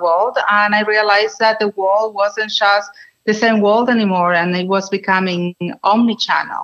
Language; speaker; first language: English; non-native, fluent; Spanish